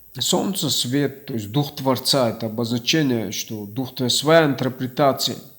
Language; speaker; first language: Russian; non-native, local second language; Ossetic